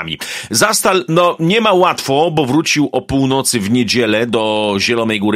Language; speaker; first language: Polish; native; Polish